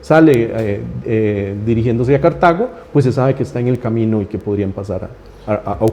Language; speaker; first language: Spanish; native; Spanish